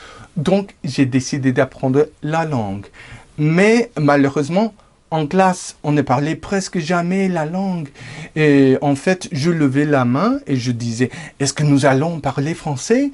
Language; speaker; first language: French; non-native, fluent; English